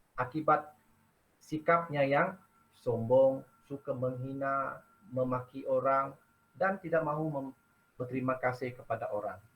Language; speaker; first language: Malay; non-native, local second language; Iban